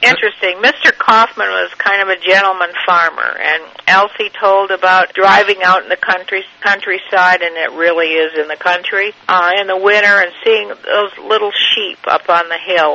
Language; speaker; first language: English; native; English